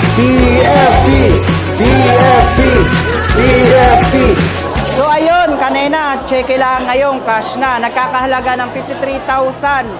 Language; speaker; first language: Filipino; non-native, local second language; Bikol